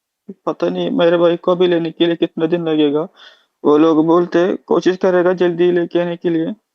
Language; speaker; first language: Hindi; non-native, local second language; Malayalam